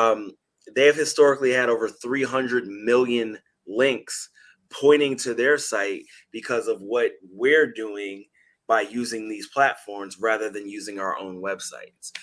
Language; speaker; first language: English; native; English